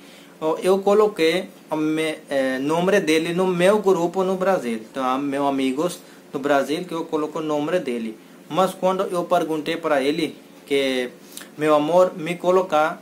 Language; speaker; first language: Portuguese; non-native, learner; Hindi